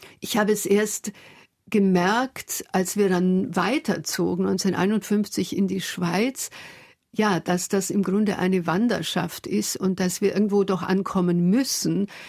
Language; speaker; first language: German; early bilingual, other home language; Hungarian